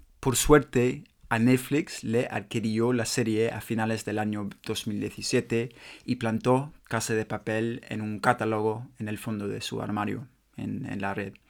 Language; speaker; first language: Spanish; non-native, learner; English